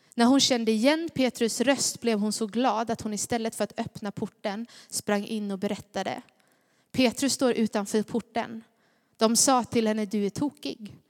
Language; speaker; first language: Swedish; native; Swedish